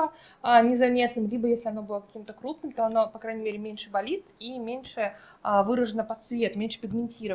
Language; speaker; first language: Russian; native; Russian